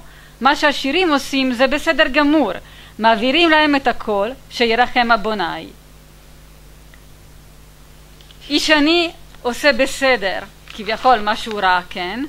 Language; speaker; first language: Hebrew; non-native, fluent; Italian